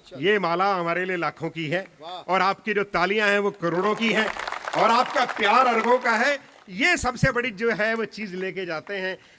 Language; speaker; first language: Hindi; non-native, local second language; Punjabi